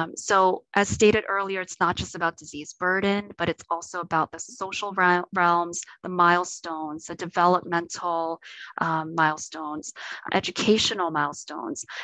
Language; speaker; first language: English; native; English